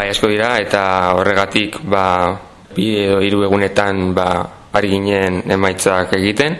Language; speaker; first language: Basque; non-native, local second language; Spanish